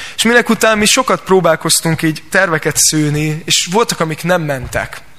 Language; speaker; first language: Hungarian; native; Hungarian